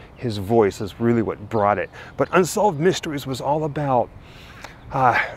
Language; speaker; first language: English; native; English